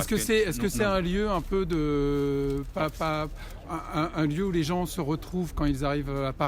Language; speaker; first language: French; native; French